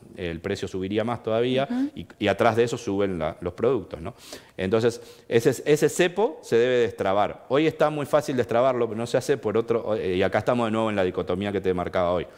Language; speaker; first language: Spanish; native; Spanish